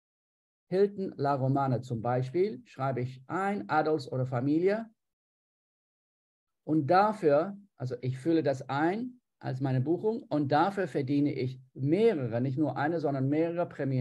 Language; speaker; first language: German; non-native, fluent; English